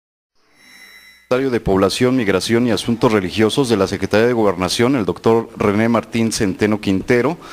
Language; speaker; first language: Spanish; native; Spanish